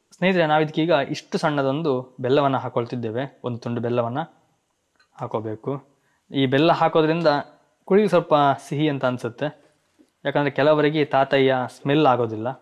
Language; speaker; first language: Kannada; non-native, local second language; Tulu